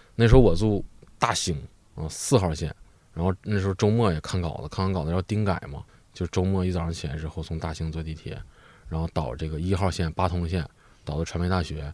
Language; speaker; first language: Chinese; native; Chinese